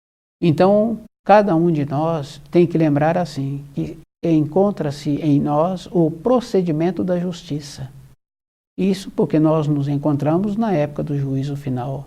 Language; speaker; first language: Portuguese; native; Portuguese